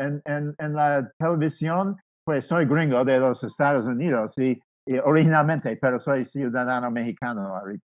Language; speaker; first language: Spanish; non-native, fluent; English